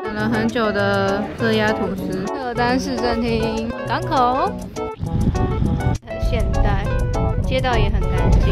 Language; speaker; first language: Chinese; native; Chinese